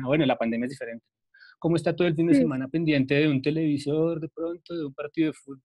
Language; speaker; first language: Spanish; native; Spanish